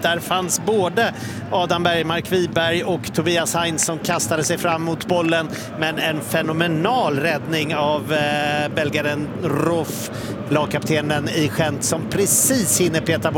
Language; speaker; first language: Swedish; native; Swedish